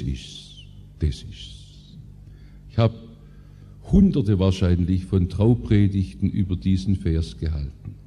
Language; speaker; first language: German; native; German